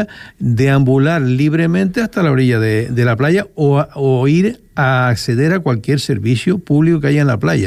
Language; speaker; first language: Spanish; native; Spanish